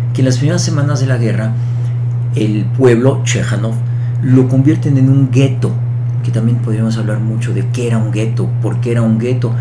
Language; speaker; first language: Spanish; early bilingual, other home language; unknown